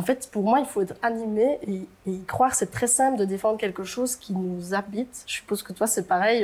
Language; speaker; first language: French; native; French